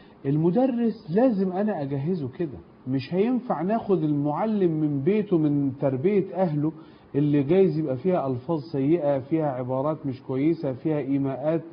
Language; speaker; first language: Arabic; native; Arabic